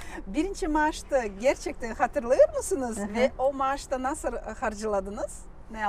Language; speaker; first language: Turkish; non-native, learner; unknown